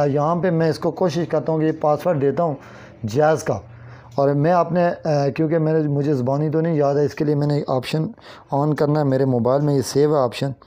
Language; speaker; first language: Urdu; non-native, local second language; Kashmiri